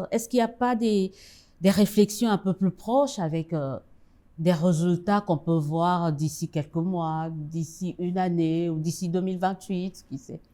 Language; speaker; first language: French; non-native, local second language; Lingala